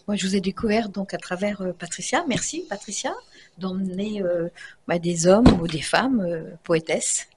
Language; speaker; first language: French; native; French